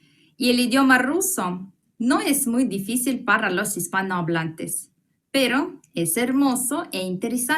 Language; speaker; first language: Spanish; non-native, fluent; Russian